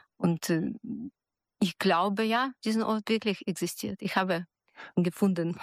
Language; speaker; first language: German; non-native, fluent; Ukrainian